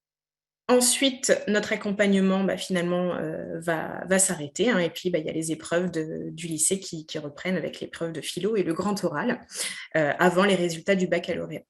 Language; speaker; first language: French; native; French